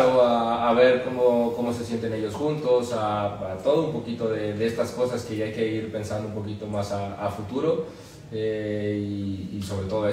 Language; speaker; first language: Spanish; native; Spanish